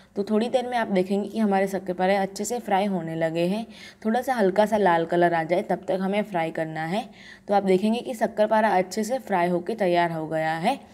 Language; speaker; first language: Hindi; non-native, local second language; Gujarati